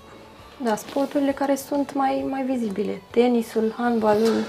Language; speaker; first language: Romanian; native; Romanian